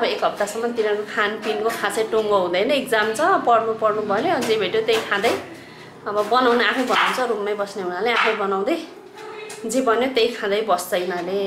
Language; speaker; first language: Nepali; native; Nepali